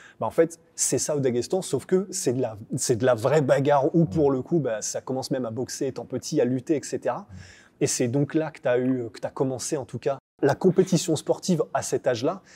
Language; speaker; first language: French; native; French